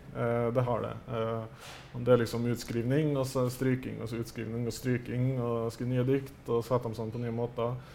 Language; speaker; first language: Norwegian; native; Norwegian